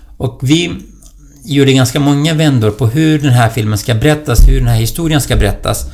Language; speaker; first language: Swedish; non-native, fluent; Kurdish